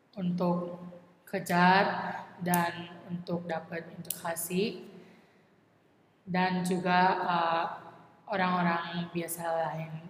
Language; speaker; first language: Indonesian; non-native, learner; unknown